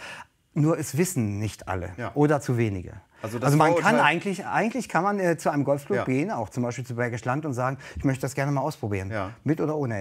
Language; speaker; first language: German; native; German